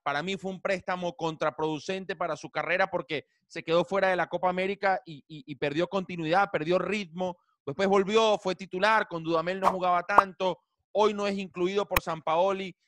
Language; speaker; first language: Spanish; native; Spanish